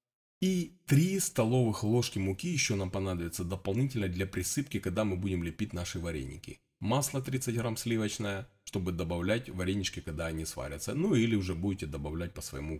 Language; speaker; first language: Russian; native; Russian